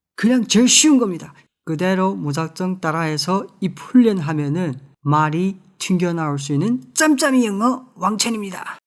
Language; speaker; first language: Korean; non-native, fluent; Chinese